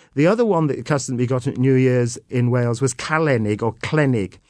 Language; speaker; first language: English; native; English